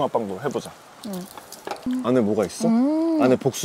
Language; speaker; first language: Korean; native; Korean